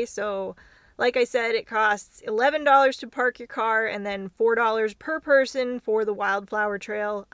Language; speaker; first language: English; native; English